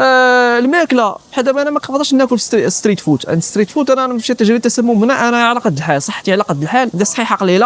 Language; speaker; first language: Arabic; native; Arabic